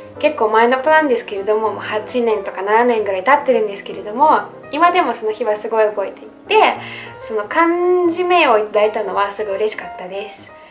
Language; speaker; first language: Japanese; non-native, fluent; Russian